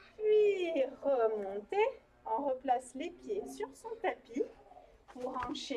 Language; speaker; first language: French; native; French